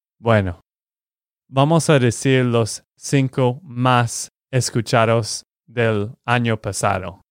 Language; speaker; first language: Spanish; non-native, fluent; English